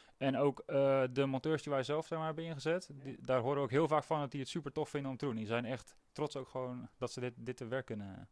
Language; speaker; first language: Dutch; native; Dutch